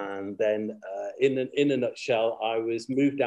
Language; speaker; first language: English; native; English